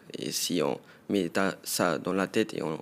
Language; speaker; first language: French; non-native, local second language; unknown